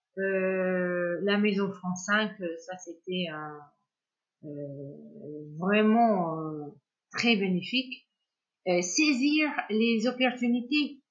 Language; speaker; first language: French; non-native, fluent; English